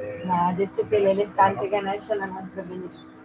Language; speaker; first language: Italian; native; Italian